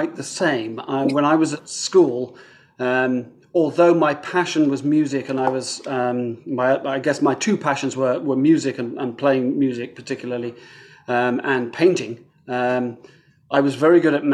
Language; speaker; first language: English; native; English